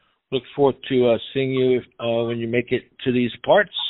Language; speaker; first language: English; native; English